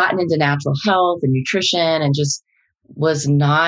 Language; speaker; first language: English; native; English